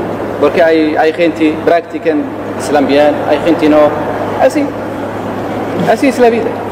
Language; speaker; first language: Spanish; non-native, learner; Arabic